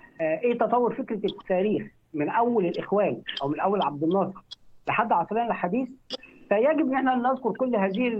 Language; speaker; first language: Arabic; native; Arabic